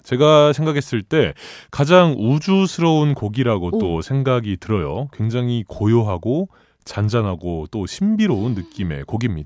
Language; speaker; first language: Korean; native; Korean